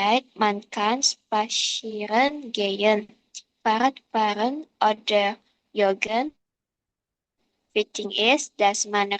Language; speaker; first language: German; non-native, learner; Indonesian